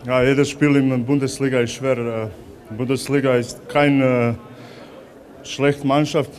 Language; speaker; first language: German; non-native, learner; Croatian